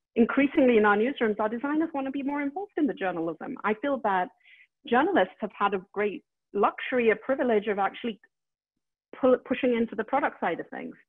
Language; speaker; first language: English; native; English